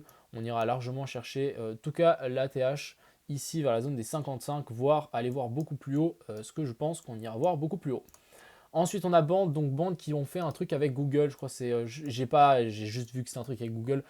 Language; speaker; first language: French; native; French